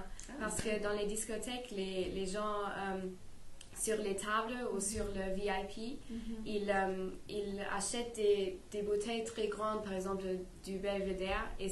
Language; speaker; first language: French; non-native, learner; English